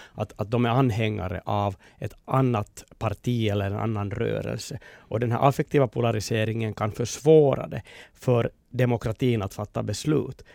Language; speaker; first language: Swedish; native; Swedish